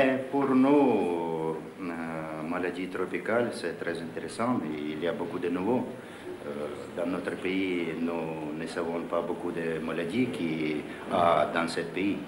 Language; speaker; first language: French; non-native, learner; Russian